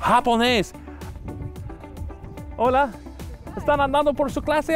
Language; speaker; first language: Spanish; non-native, fluent; English